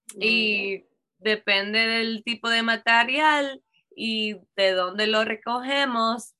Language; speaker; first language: Spanish; non-native, learner; English